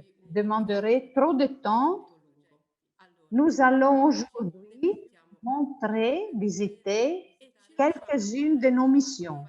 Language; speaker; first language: French; non-native, fluent; Italian